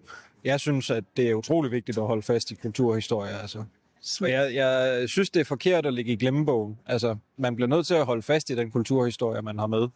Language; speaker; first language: Danish; native; Danish